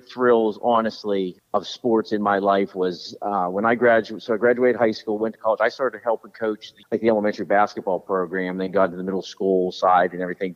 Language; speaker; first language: English; native; English